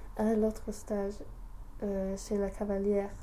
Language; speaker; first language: French; non-native, learner; English